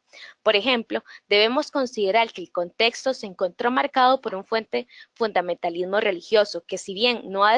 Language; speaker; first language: Spanish; native; Spanish